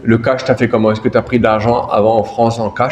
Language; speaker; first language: French; native; French